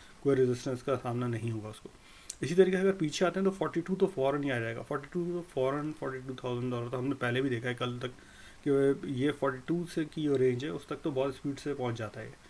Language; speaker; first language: Urdu; native; Urdu